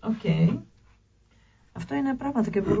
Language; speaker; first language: Greek; non-native, learner; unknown